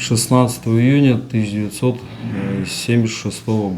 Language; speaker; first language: Russian; native; Russian